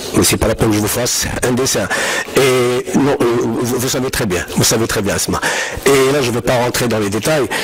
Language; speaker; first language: French; non-native, local second language; Arabic